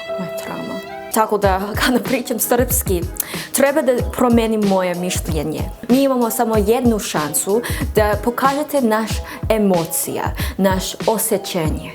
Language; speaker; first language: Croatian; non-native, learner; English